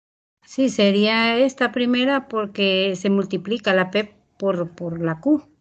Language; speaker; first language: Spanish; native; Spanish